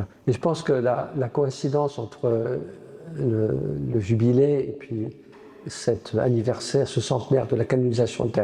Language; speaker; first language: French; native; French